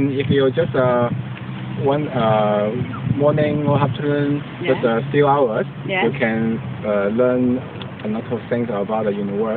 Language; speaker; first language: English; non-native, learner; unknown